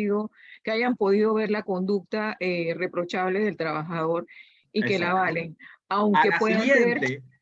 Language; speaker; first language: Spanish; native; Spanish